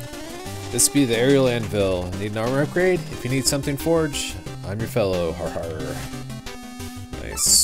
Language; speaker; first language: English; native; English